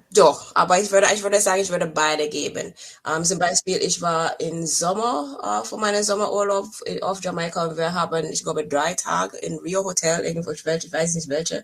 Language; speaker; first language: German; non-native, fluent; English